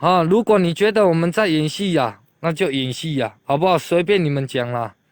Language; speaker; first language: Chinese; native; Chinese